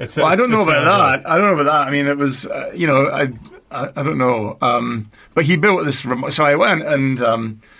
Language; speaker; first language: English; native; English